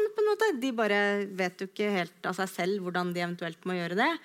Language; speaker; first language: Norwegian; native; Norwegian